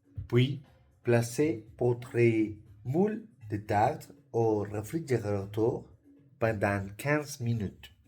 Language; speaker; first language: French; non-native, learner; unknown